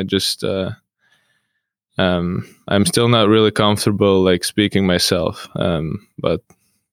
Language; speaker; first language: English; non-native, fluent; Russian